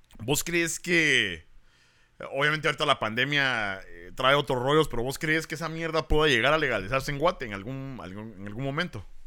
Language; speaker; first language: Spanish; native; Spanish